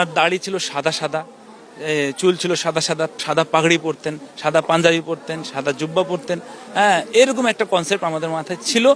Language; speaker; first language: Bangla; non-native, local second language; Urdu